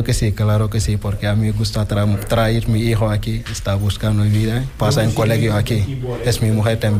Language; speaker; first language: Spanish; non-native, learner; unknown